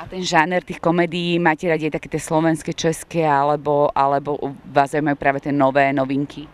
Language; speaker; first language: Slovak; native; Slovak